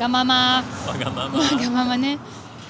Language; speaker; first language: Japanese; non-native, fluent; French